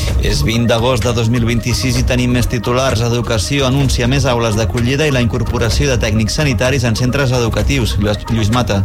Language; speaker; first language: Catalan; native; Catalan